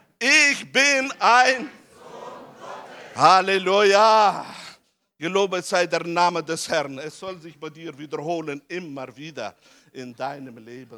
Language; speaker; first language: German; non-native, fluent; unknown